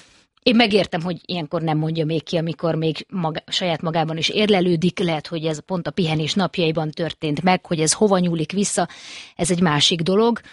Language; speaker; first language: Hungarian; native; Hungarian